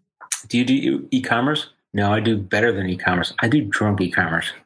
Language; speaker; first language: English; native; English